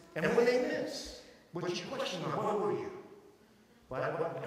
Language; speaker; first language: English; early bilingual, other home language; Korean